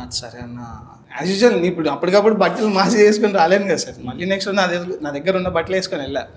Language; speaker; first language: Telugu; native; Telugu